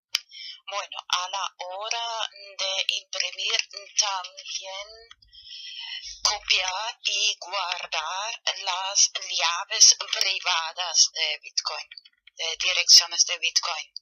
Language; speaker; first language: Spanish; non-native, fluent; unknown